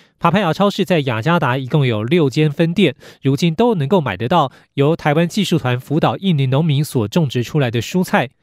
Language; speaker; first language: Chinese; native; Chinese